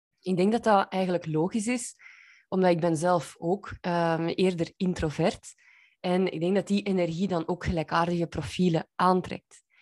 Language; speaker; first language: Dutch; native; Dutch